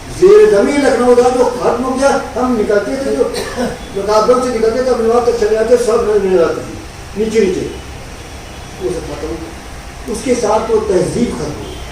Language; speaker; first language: Urdu; native; Urdu